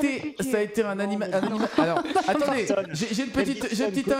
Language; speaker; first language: French; native; French